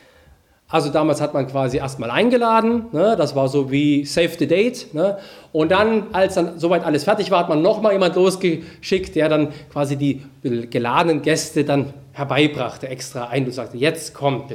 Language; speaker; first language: German; native; German